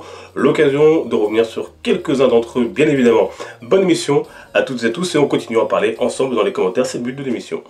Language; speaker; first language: French; native; French